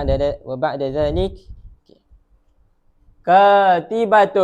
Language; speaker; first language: Arabic; non-native, learner; Malay